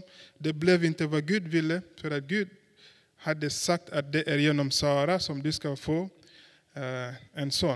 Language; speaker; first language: Swedish; non-native, fluent; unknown